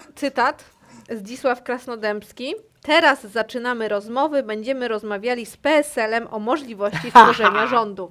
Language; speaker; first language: Polish; native; Polish